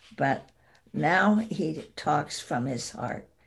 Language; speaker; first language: English; native; English